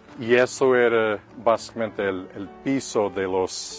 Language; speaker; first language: Spanish; non-native, fluent; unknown